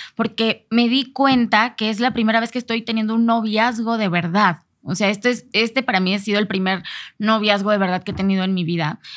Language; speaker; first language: Spanish; native; Spanish